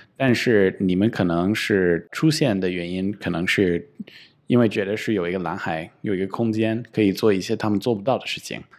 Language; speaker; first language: Chinese; non-native, fluent; English